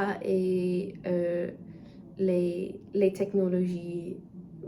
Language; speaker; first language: French; non-native, learner; English